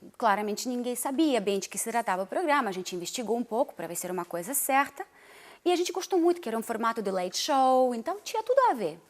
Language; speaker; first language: Portuguese; non-native, fluent; Russian